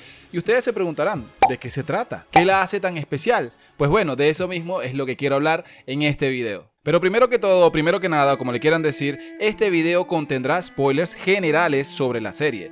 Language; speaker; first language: Spanish; native; Spanish